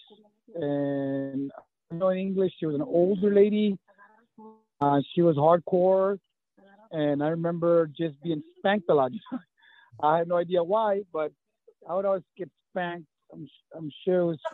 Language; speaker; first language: English; early bilingual, other home language; Spanish